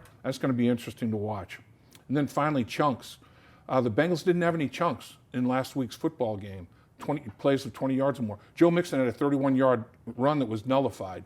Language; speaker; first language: English; native; English